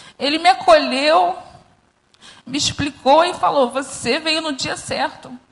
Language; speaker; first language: Portuguese; native; Portuguese